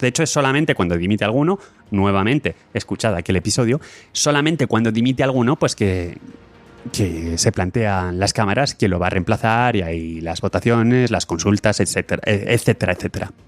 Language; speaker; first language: Spanish; native; Spanish